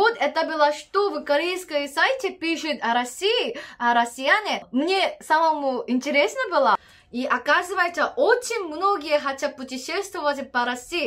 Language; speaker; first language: Russian; non-native, learner; Korean